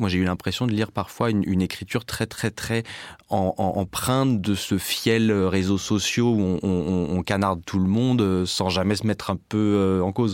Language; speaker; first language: French; native; French